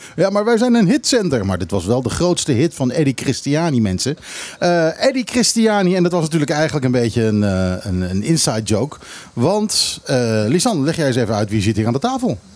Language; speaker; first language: Dutch; native; Dutch